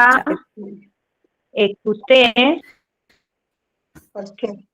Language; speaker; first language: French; non-native, learner; Spanish